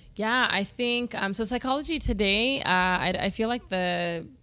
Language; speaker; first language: English; native; English